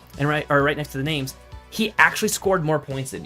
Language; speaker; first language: English; native; English